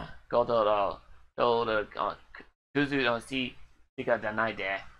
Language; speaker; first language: Japanese; non-native, learner; English